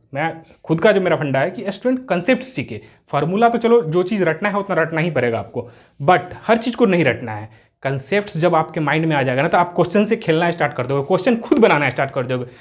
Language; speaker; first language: Hindi; native; Hindi